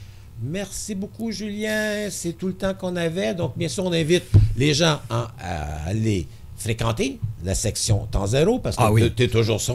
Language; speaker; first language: French; native; French